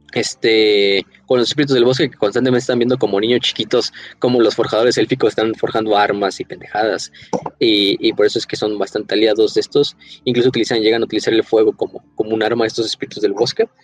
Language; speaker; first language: Spanish; native; Spanish